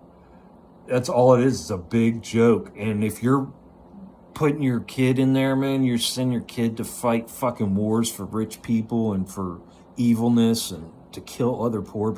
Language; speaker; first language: English; native; English